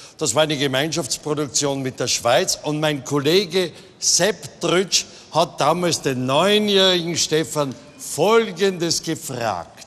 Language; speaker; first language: German; native; German